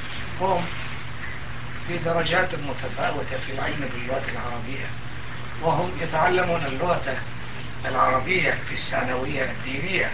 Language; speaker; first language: Arabic; non-native, local second language; Turkish